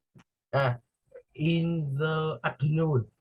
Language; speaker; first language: English; non-native, learner; Vietnamese